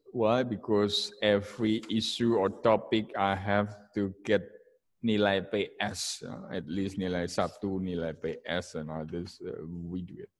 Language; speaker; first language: English; non-native, fluent; Indonesian